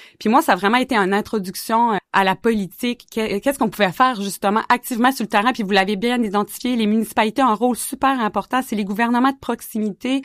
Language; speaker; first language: French; native; French